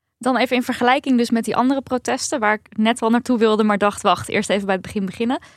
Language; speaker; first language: Dutch; native; Dutch